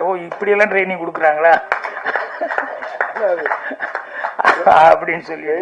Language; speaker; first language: Tamil; native; Tamil